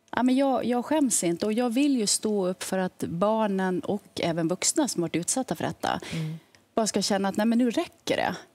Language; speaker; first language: Swedish; native; Swedish